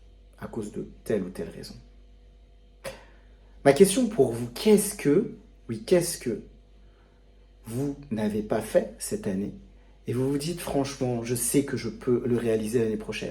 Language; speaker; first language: French; native; French